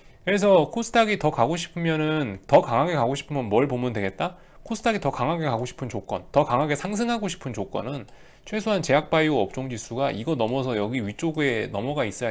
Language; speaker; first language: Korean; native; Korean